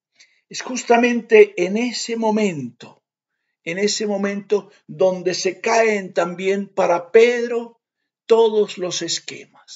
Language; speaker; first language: Spanish; native; Spanish